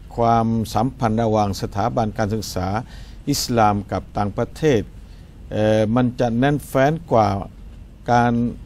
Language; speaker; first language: Thai; non-native, local second language; Pattani Malay